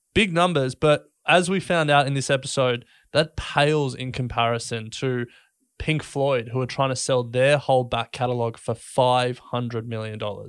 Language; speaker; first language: English; native; English